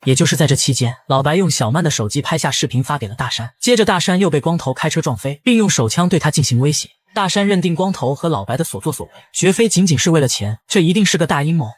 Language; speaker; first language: Chinese; native; Chinese